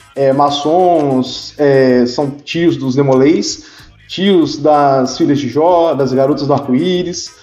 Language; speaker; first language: Portuguese; native; Portuguese